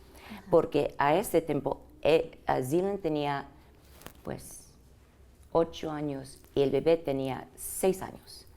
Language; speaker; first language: Spanish; early bilingual, heritage; English